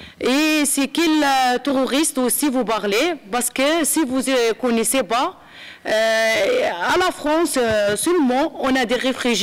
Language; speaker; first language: French; non-native, learner; Arabic